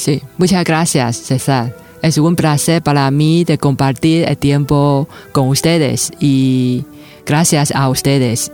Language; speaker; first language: Spanish; non-native, fluent; Chinese